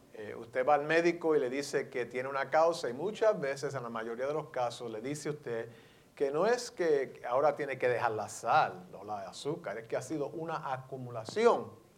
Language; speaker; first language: Spanish; early bilingual, heritage; Spanish